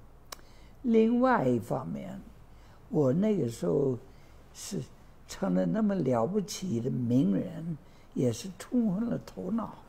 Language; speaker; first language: Chinese; non-native, fluent; English